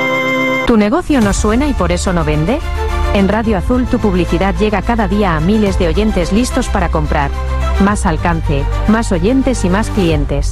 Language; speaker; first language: Spanish; native; Spanish